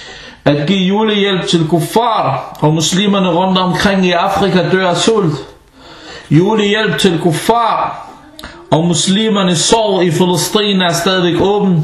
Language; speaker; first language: Danish; non-native, fluent; Arabic